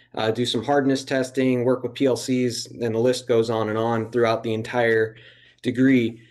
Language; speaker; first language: English; native; English